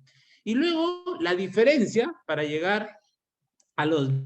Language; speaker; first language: Spanish; native; Spanish